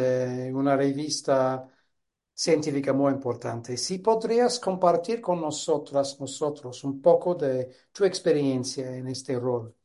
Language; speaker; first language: Spanish; non-native, fluent; English